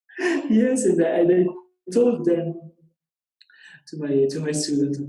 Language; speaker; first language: English; non-native, learner; Italian